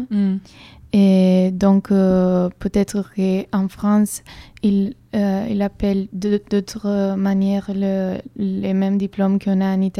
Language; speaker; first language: French; non-native, fluent; Italian